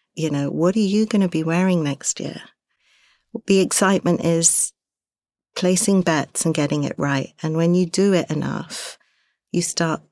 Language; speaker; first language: English; early bilingual, other home language; Hindi